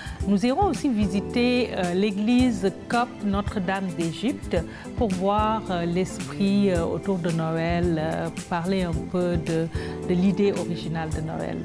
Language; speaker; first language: French; native; French